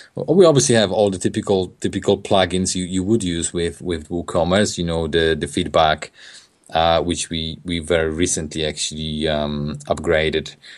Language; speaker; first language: English; non-native, fluent; Polish